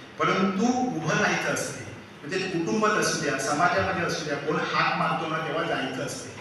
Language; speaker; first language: Marathi; native; Marathi